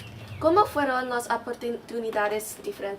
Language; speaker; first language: Spanish; non-native, learner; English